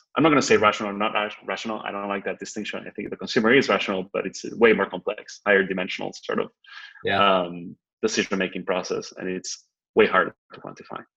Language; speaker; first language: English; non-native, fluent; Spanish